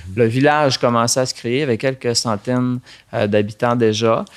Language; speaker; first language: French; native; French